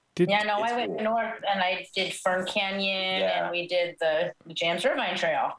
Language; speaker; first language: English; native; English